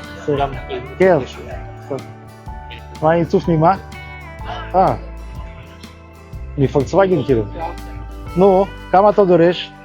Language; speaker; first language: Hebrew; non-native, fluent; Russian